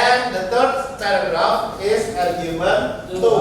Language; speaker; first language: English; non-native, fluent; Indonesian